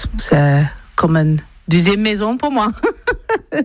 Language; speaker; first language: French; non-native, learner; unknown